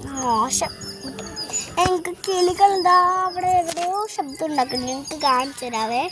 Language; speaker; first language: Malayalam; native; Malayalam